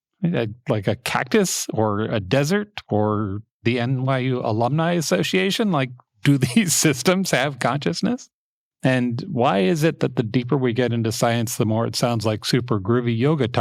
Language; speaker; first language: English; native; English